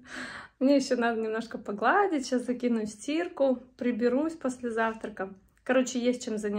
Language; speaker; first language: Russian; native; Russian